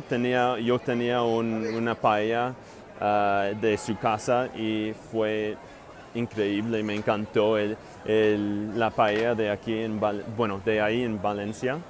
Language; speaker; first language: Spanish; non-native, fluent; English